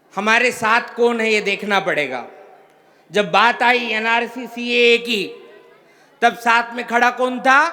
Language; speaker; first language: Hindi; non-native, local second language; Marathi